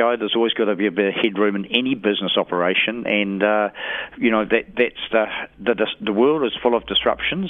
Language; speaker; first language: English; native; English